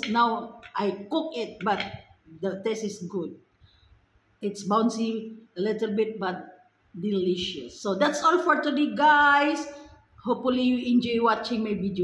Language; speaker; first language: English; non-native, local second language; Filipino